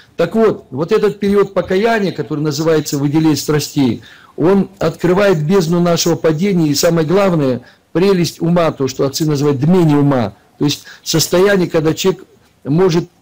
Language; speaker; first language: Russian; native; Russian